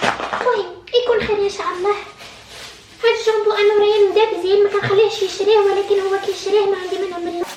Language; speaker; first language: Arabic; native; Arabic